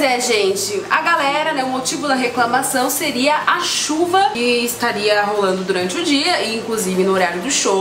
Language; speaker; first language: Portuguese; native; Portuguese